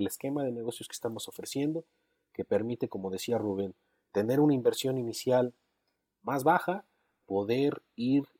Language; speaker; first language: Spanish; native; Spanish